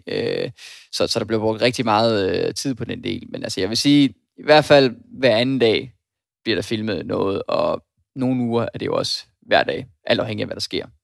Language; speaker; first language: Danish; native; Danish